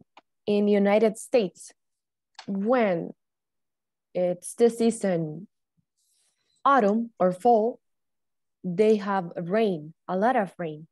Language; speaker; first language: English; non-native, fluent; Spanish